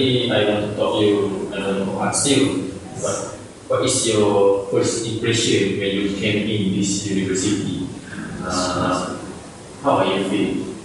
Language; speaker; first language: English; non-native, learner; Malay